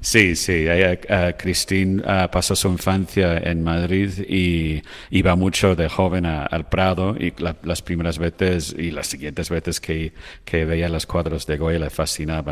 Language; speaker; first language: Spanish; non-native, fluent; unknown